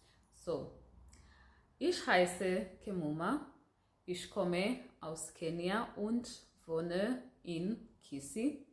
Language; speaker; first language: German; non-native, learner; Gusii